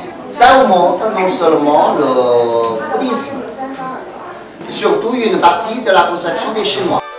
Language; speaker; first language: French; non-native, fluent; Chinese